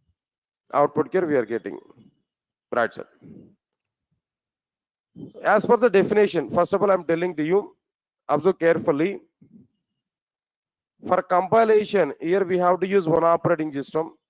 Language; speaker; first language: English; non-native, local second language; Telugu